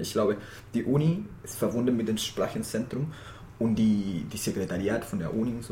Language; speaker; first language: German; non-native, fluent; Spanish